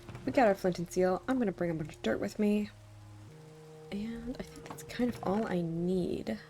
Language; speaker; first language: English; native; English